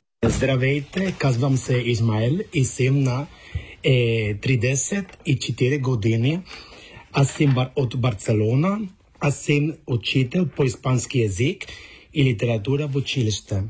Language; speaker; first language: Bulgarian; non-native, learner; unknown